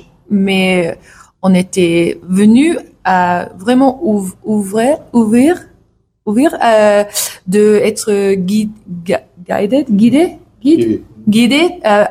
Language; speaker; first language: French; non-native, learner; English